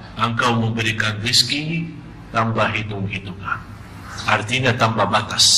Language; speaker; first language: Malay; non-native, fluent; Arabic